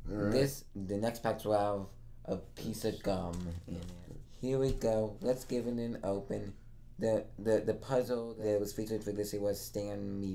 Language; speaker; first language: English; native; English